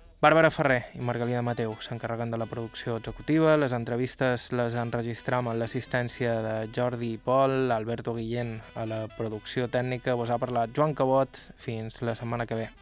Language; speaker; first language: Catalan; native; Catalan